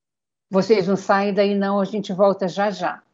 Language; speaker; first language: Portuguese; native; Portuguese